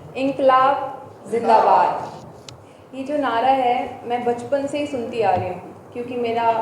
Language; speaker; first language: Hindi; non-native, local second language; Punjabi